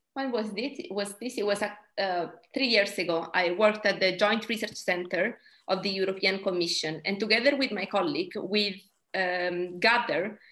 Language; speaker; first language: English; non-native, fluent; Italian